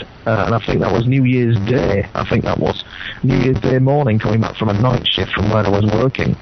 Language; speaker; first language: English; native; English